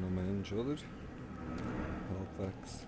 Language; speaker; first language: German; native; German